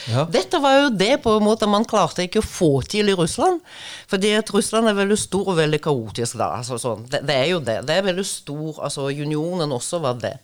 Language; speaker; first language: Norwegian; non-native, fluent; Russian